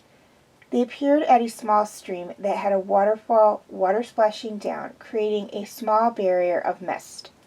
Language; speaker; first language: English; native; English